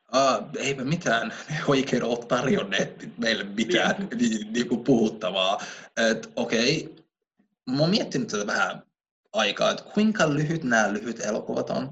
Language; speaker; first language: Finnish; early bilingual, other home language; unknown